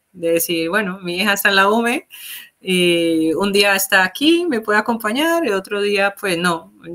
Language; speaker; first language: Spanish; native; Spanish